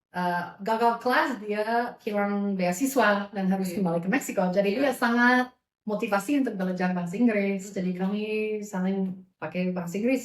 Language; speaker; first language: Indonesian; non-native, fluent; English